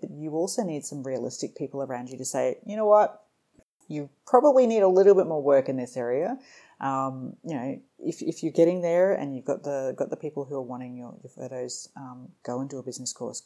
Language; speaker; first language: English; native; English